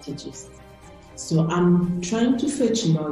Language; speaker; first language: English; non-native, local second language; Kinyarwanda